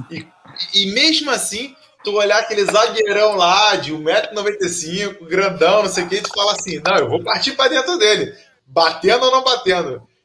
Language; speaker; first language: Portuguese; native; Portuguese